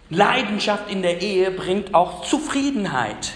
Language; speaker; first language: German; non-native, fluent; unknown